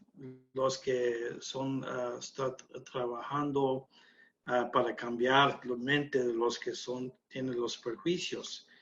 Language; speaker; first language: Spanish; non-native, learner; English